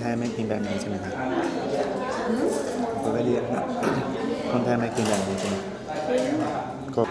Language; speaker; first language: Thai; non-native, learner; Chinese